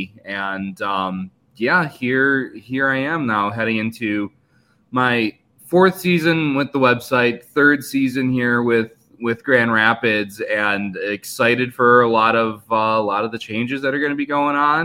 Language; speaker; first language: English; native; English